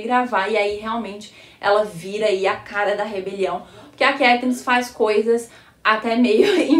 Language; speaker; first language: Portuguese; native; Portuguese